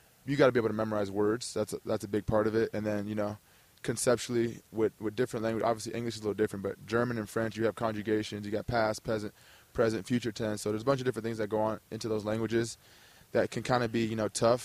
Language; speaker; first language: English; early bilingual, other home language; German